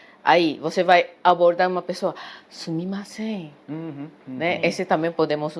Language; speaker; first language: Portuguese; non-native, fluent; Japanese